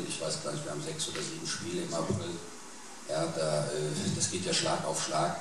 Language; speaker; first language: German; native; German